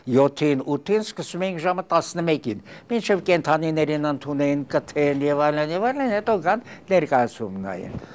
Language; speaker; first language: Armenian; early bilingual, heritage; Armenian